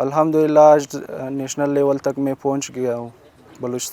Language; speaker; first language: Hindi; non-native, local second language; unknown